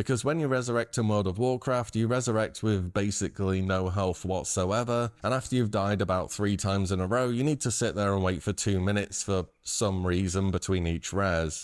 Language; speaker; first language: English; native; English